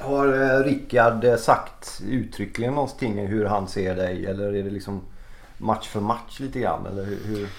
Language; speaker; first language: Swedish; native; Swedish